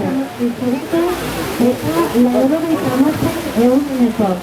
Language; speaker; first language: Basque; native; Basque